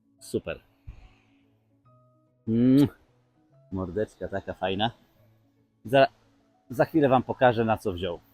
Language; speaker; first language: Polish; native; Polish